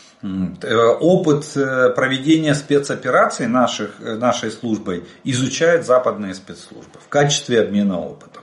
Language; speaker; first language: Russian; native; Russian